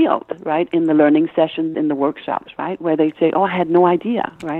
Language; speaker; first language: English; non-native, fluent; Danish